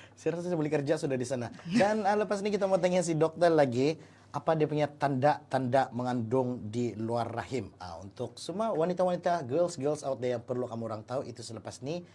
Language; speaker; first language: Malay; native; Malay